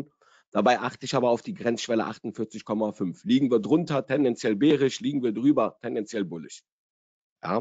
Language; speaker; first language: German; native; German